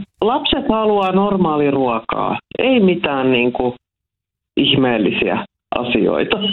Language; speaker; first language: Finnish; non-native, local second language; Swedish